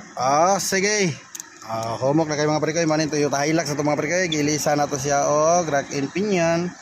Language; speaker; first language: Filipino; non-native, local second language; Cebuano